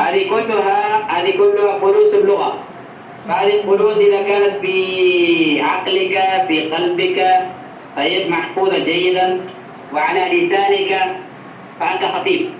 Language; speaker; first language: Arabic; non-native, fluent; Urdu